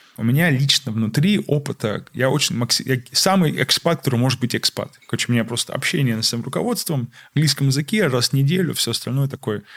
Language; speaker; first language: Russian; early bilingual, heritage; Russian